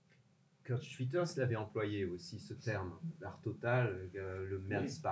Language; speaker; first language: French; native; French